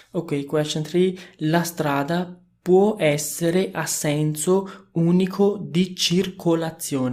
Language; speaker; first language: Italian; non-native, fluent; Urdu